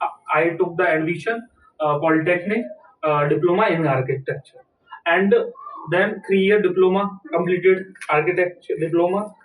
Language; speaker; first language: English; non-native, learner; Hindi